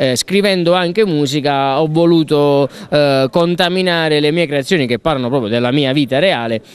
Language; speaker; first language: Italian; native; Italian